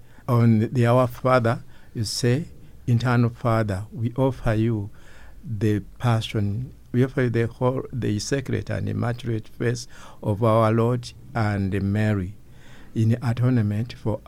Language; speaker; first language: English; non-native, local second language; Ganda